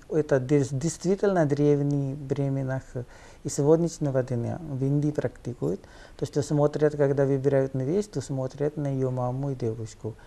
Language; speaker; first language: Russian; non-native, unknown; Punjabi